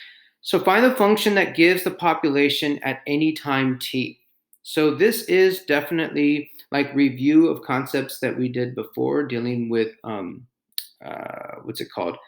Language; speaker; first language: English; native; English